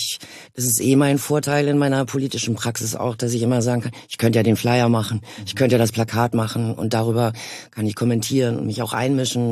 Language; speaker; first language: German; native; German